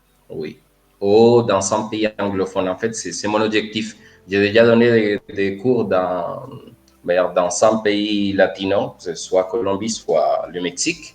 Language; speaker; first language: French; non-native, fluent; Spanish